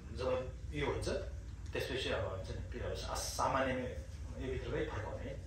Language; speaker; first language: Nepali; non-native, local second language; Sherpa